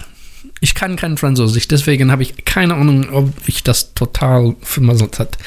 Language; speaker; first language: German; non-native, learner; English